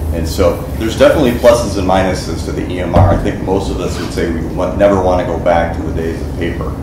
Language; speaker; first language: English; native; English